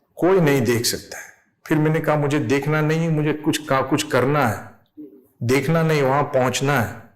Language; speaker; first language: Urdu; non-native, fluent; English